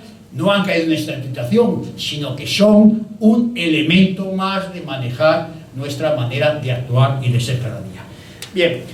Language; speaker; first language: Spanish; native; Spanish